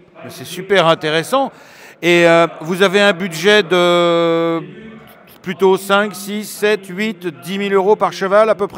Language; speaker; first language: French; native; French